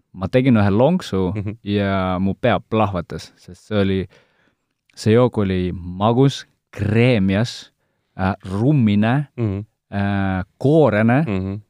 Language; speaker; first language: Estonian; non-native, local second language; Russian